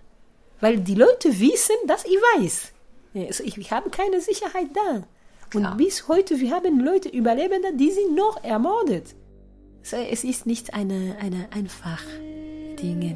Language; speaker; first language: German; non-native, fluent; Kinyarwanda